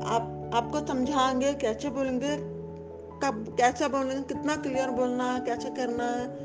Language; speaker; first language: Hindi; native; Hindi